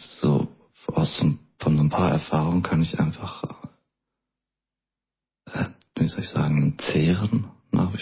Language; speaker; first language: German; native; German